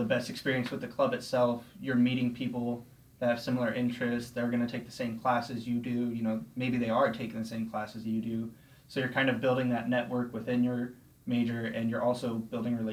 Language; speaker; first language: English; native; English